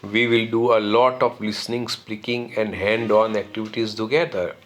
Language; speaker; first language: English; non-native, local second language; Gujarati